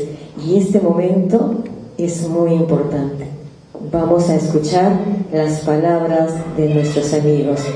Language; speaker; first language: Spanish; native; Spanish